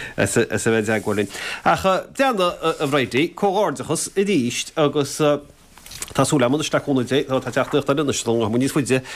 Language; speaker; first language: Irish; native; Irish